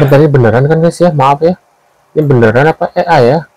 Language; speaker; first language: Indonesian; native; Indonesian